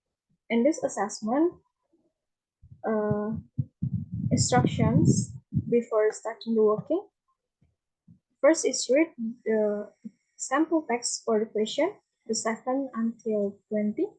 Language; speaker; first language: English; non-native, learner; Indonesian